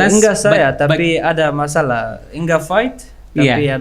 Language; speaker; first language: Indonesian; non-native, learner; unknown